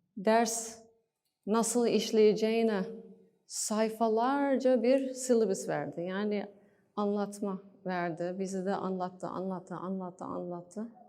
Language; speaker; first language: Turkish; non-native, fluent; English